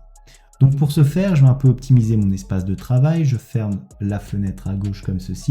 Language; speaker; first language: French; native; French